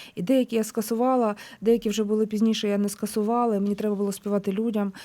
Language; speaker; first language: Ukrainian; native; Ukrainian